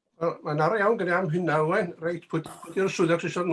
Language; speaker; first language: Welsh; native; Welsh